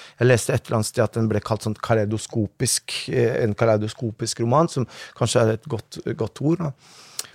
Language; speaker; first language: Norwegian; early bilingual, other home language; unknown